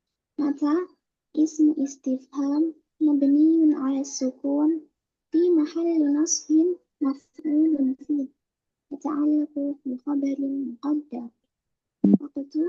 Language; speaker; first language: Arabic; non-native, learner; Indonesian